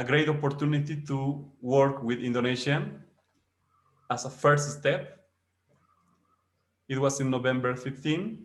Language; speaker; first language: English; non-native, fluent; Spanish